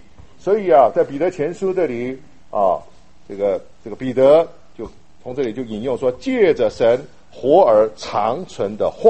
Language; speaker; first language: Chinese; native; Chinese